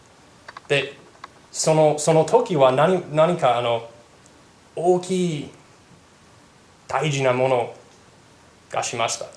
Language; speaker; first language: Japanese; non-native, learner; English